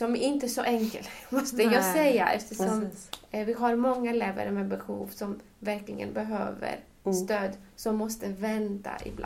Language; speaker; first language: Swedish; non-native, fluent; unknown